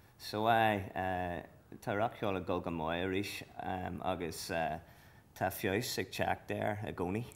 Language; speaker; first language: Irish; non-native, local second language; English